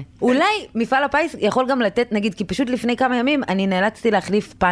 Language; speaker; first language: Hebrew; native; Hebrew